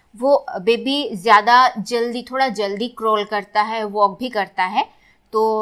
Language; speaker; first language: Hindi; non-native, local second language; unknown